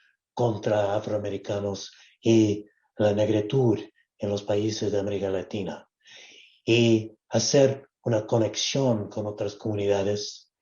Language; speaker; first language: Spanish; non-native, local second language; English